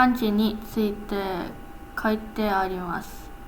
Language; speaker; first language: Japanese; non-native, learner; English